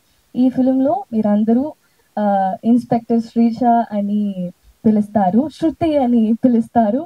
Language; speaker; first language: Telugu; non-native, learner; Tamil